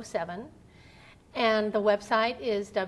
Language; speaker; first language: English; native; English